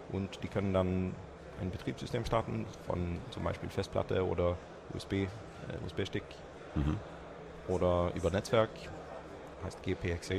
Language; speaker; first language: German; non-native, fluent; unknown